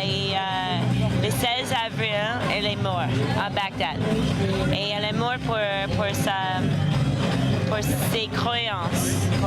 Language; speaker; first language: French; non-native, fluent; English